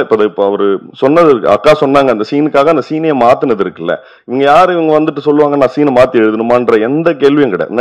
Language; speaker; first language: Tamil; native; Tamil